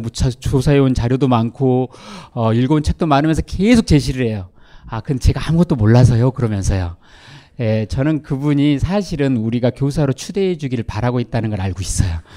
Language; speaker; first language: Korean; native; Korean